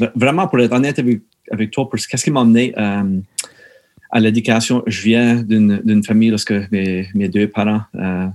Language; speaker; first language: French; native; French